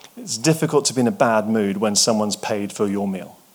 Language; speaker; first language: English; native; English